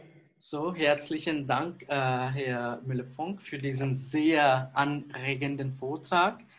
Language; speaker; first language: German; non-native, fluent; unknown